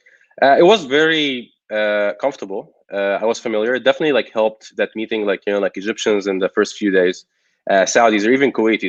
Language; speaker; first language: English; non-native, local second language; Arabic